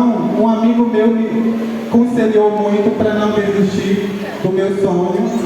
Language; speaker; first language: Portuguese; non-native, local second language; Ticuna